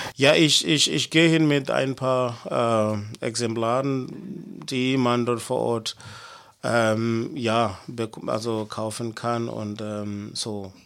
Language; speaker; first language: German; non-native, fluent; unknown